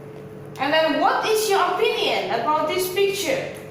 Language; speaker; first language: English; non-native, local second language; Indonesian